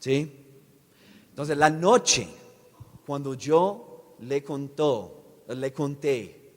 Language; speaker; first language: Spanish; non-native, fluent; English